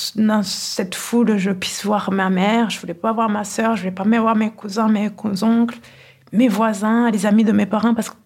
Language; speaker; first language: French; non-native, local second language; Kinyarwanda